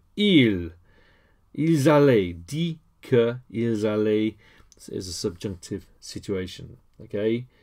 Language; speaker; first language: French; non-native, learner; English